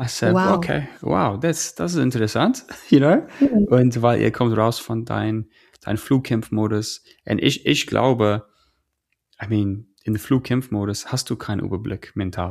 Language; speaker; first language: German; non-native, fluent; English